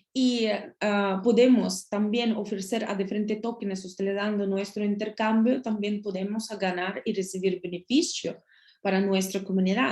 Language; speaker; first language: Spanish; non-native, learner; Russian